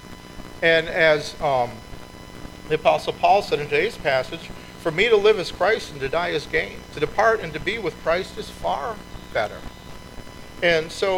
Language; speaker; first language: English; native; English